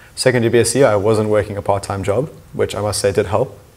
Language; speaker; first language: English; native; English